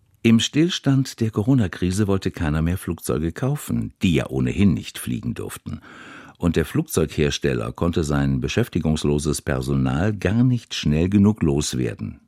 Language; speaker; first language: German; native; German